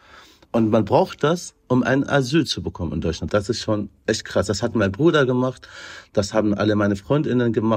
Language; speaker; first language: German; non-native, fluent; Arabic